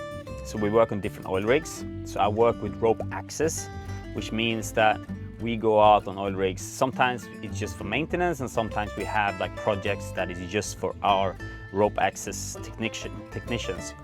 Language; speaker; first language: English; non-native, fluent; Swedish